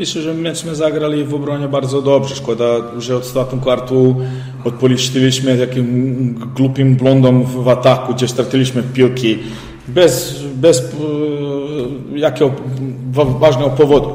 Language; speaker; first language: Polish; non-native, learner; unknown